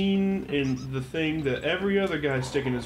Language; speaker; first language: English; native; English